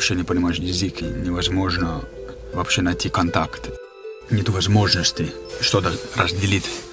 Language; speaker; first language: Russian; non-native, fluent; Finnish